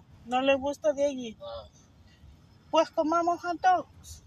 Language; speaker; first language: Spanish; native; Spanish